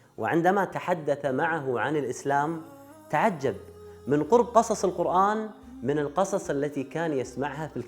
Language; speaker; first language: Arabic; native; Arabic